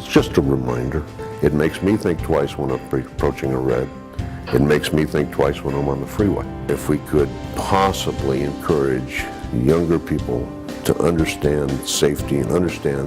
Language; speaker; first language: English; native; English